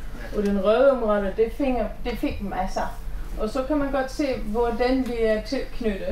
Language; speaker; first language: Danish; non-native, fluent; German